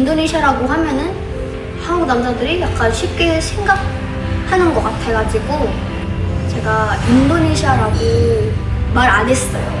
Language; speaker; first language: Korean; non-native, fluent; Indonesian